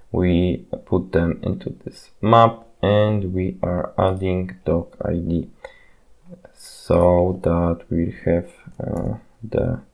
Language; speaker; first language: English; non-native, fluent; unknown